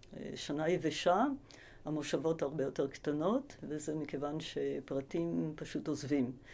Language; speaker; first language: Hebrew; early bilingual, other home language; English